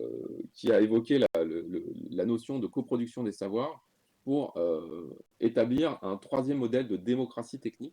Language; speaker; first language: French; native; French